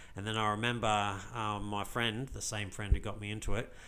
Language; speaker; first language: English; native; English